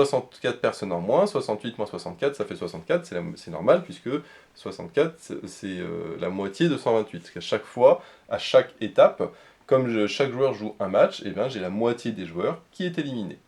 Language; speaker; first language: French; native; French